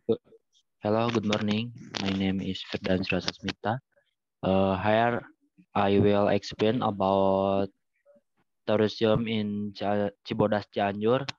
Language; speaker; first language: English; non-native, learner; Indonesian